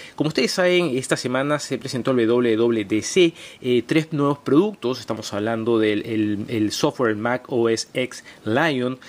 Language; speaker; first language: Spanish; native; Spanish